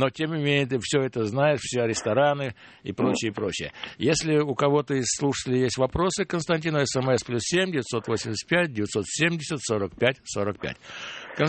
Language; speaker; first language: Russian; native; Russian